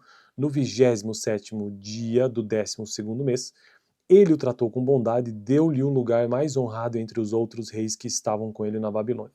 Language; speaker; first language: Portuguese; native; Portuguese